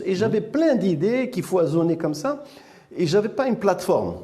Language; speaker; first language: French; non-native, local second language; Arabic